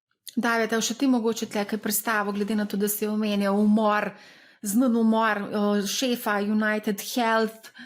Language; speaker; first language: Slovenian; native; Slovenian